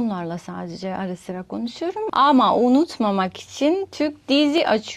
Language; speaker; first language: Turkish; non-native, fluent; Russian